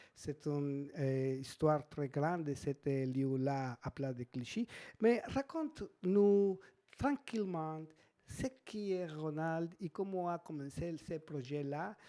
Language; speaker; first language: French; non-native, learner; Spanish